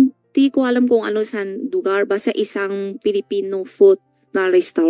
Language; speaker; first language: Filipino; non-native, learner; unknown